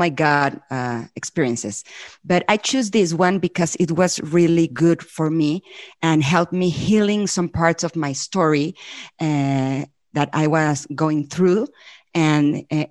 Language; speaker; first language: English; non-native, fluent; Spanish